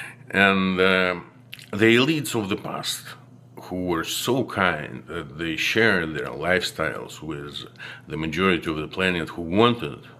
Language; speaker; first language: English; non-native, fluent; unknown